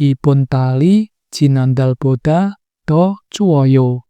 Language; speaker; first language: Korean; non-native, fluent; Indonesian